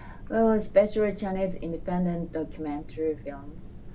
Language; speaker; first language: English; non-native, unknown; Japanese